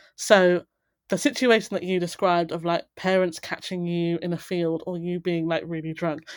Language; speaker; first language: English; native; English